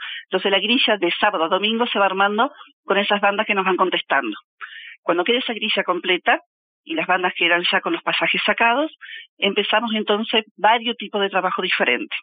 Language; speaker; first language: Spanish; native; Spanish